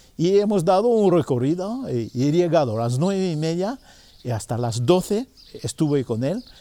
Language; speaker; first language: Spanish; non-native, fluent; French